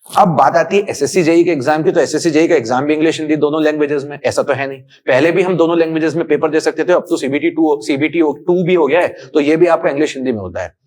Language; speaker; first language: Hindi; native; Hindi